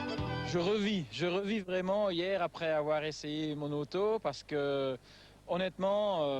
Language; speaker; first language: French; native; French